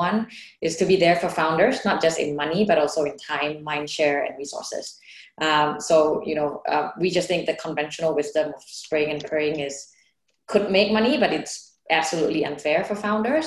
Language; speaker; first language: English; non-native, fluent; Thai